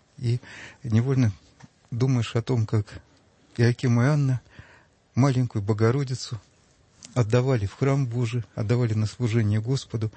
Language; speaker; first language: Russian; native; Russian